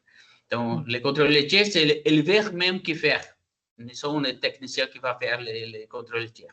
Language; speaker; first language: French; non-native, learner; Portuguese